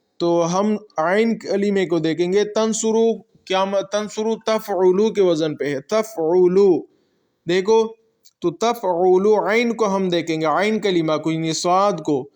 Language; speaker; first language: Urdu; non-native, local second language; Pashto